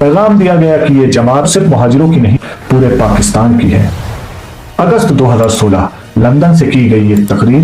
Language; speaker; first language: Urdu; native; Urdu